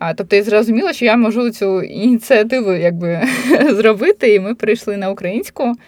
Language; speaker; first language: Ukrainian; non-native, local second language; Russian